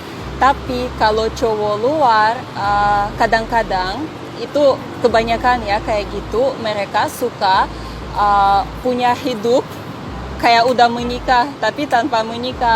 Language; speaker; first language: Indonesian; non-native, fluent; Russian